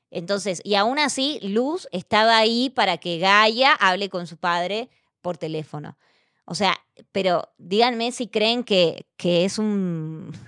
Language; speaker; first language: Spanish; native; Spanish